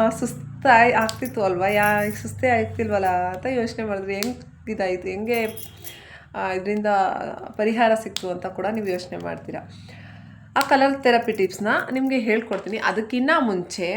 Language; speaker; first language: Kannada; native; Kannada